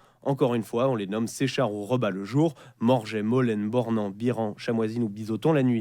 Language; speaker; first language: French; native; French